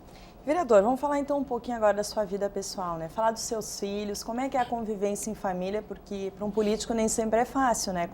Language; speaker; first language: Portuguese; native; Portuguese